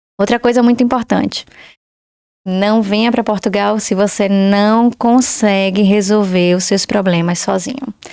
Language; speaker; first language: Portuguese; native; Portuguese